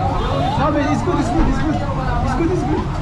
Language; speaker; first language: English; non-native, learner; French